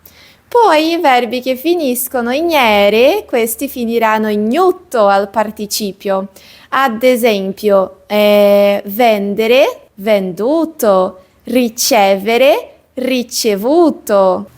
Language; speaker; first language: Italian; non-native, fluent; Portuguese